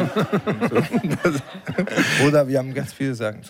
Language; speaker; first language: German; non-native, learner; Italian